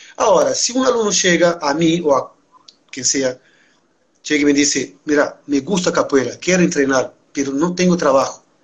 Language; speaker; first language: Spanish; non-native, fluent; Portuguese